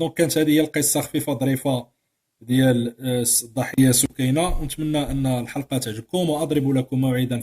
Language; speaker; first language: Arabic; native; Arabic